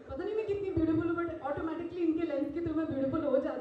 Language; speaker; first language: Hindi; native; Hindi